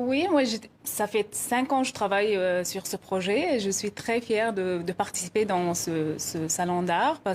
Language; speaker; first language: French; non-native, fluent; Arabic